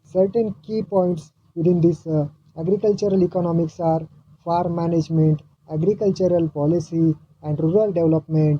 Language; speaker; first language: English; non-native, local second language; Marathi